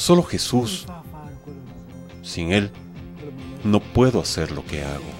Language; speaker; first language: Spanish; non-native, fluent; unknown